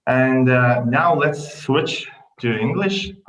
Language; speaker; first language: English; non-native, fluent; Lithuanian